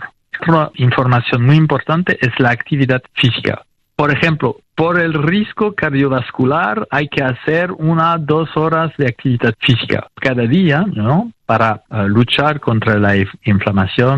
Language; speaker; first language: Spanish; non-native, fluent; French